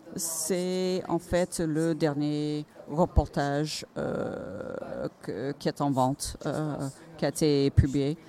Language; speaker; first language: French; non-native, fluent; Finnish